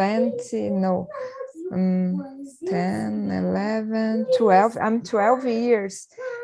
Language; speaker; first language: English; non-native, learner; Portuguese